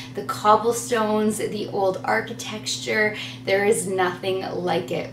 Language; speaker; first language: English; native; English